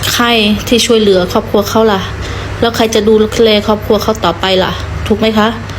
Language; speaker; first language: Thai; non-native, fluent; Khmer